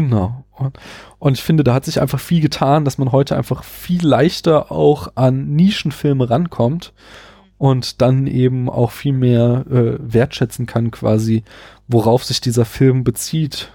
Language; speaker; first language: German; native; German